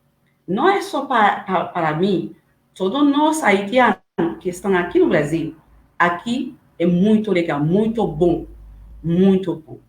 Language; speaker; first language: Portuguese; non-native, learner; Haitian Creole